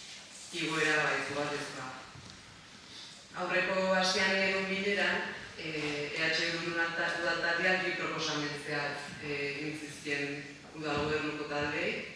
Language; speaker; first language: Basque; native; Basque